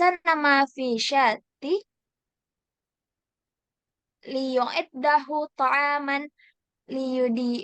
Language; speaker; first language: Arabic; non-native, learner; Indonesian